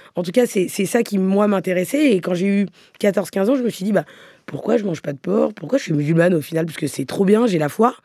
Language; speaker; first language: French; native; French